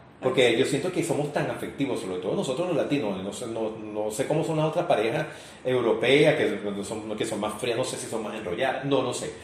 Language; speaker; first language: Spanish; native; Spanish